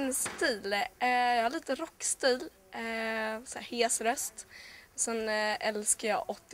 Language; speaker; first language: Swedish; native; Swedish